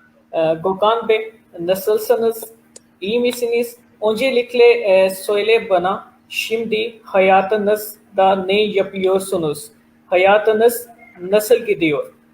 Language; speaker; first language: Turkish; non-native, learner; Urdu